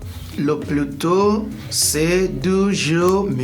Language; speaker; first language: French; non-native, learner; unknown